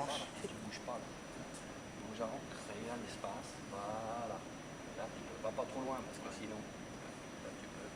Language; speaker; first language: French; native; French